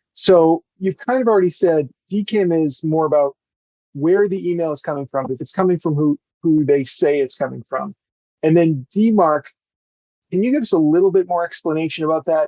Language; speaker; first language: English; native; English